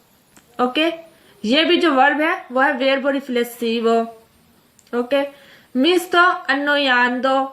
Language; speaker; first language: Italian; non-native, fluent; Urdu